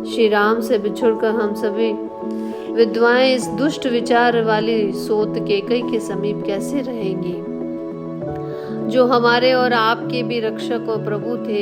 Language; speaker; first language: Hindi; native; Hindi